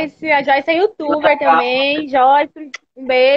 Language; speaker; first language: Portuguese; native; Portuguese